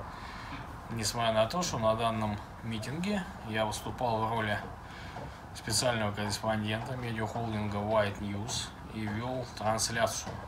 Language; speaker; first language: Russian; native; Russian